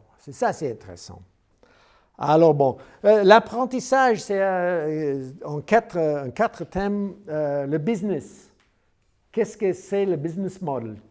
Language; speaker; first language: French; non-native, learner; English